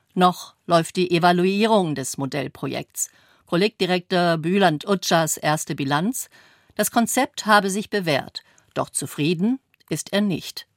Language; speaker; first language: German; native; German